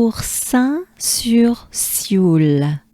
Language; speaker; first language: French; native; French